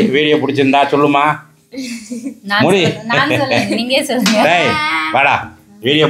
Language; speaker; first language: Tamil; native; Tamil